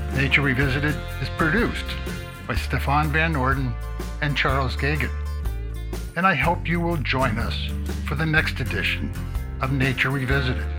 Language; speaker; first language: English; native; English